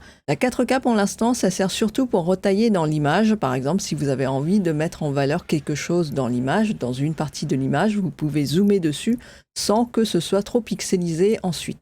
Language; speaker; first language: French; native; French